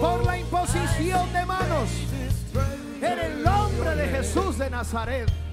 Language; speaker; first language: Spanish; early bilingual, heritage; Spanish